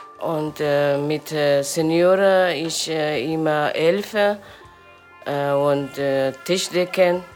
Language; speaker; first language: German; non-native, learner; Persian